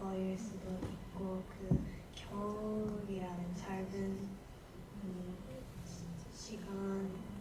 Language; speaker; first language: Korean; non-native, learner; Japanese